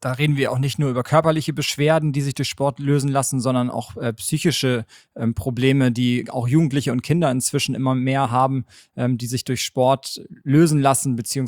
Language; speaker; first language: German; native; German